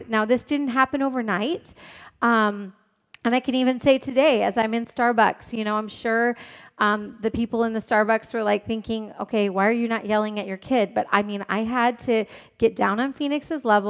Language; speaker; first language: English; native; English